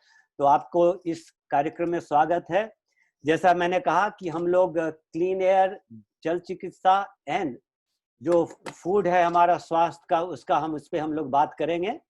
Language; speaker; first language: Hindi; native; Hindi